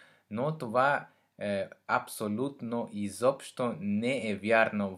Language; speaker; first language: Bulgarian; non-native, learner; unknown